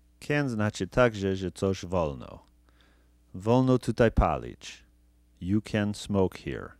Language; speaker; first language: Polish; non-native, fluent; English